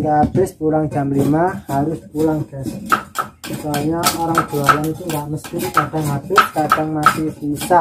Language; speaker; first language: Indonesian; non-native, local second language; Javanese